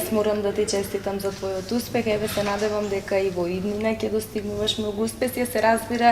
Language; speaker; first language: Macedonian; native; Macedonian